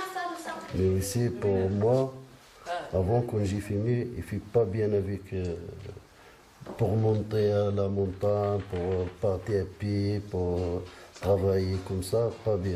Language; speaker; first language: French; non-native, learner; Arabic